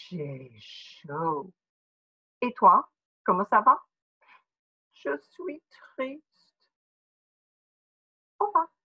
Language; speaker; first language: French; non-native, fluent; English